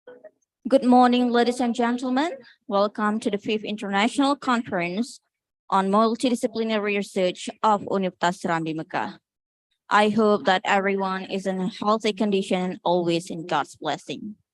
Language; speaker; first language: English; non-native, fluent; Indonesian